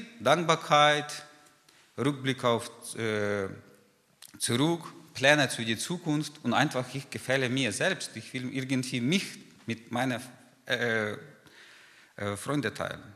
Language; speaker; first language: German; non-native, fluent; Ukrainian